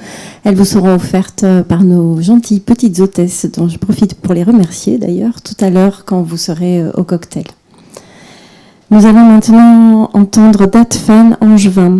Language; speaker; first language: French; native; French